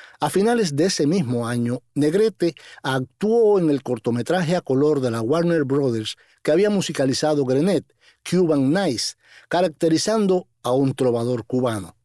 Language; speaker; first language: Spanish; native; Spanish